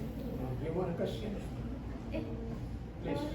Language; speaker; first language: English; non-native, fluent; Indonesian